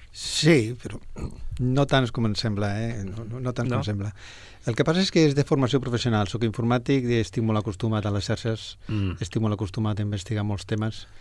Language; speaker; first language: Catalan; non-native, local second language; Spanish